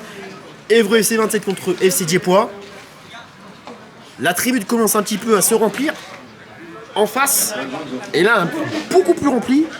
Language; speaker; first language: French; native; French